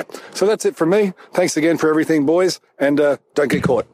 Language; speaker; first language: English; native; English